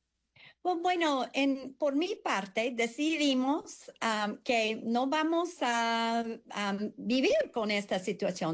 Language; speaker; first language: Spanish; non-native, fluent; English